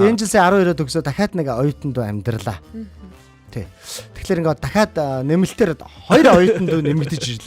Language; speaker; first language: Mongolian; native; Mongolian